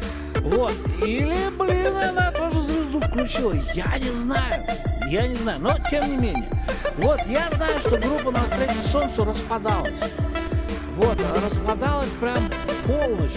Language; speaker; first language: Russian; native; Russian